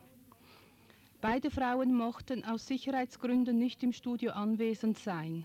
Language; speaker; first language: German; native; German